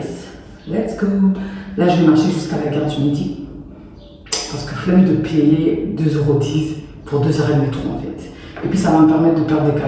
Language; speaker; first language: French; native; French